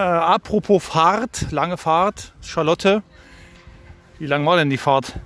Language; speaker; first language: German; native; German